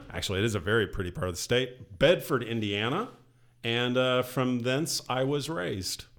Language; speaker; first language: English; native; English